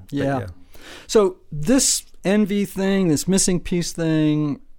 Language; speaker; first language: English; native; English